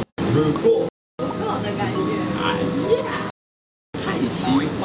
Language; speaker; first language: Chinese; native; Chinese